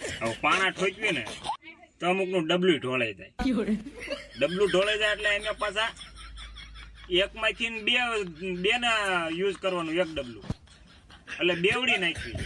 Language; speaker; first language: Gujarati; native; Gujarati